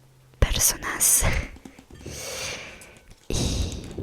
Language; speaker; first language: Spanish; non-native, learner; French